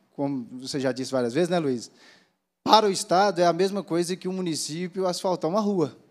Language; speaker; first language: Portuguese; native; Portuguese